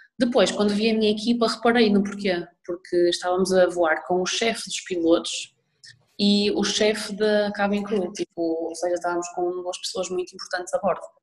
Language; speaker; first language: Portuguese; native; Portuguese